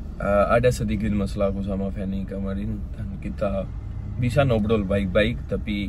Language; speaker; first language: Indonesian; non-native, fluent; Urdu